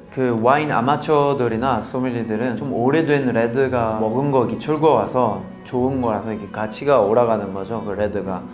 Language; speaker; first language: Korean; non-native, fluent; French